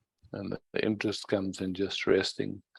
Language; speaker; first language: English; native; English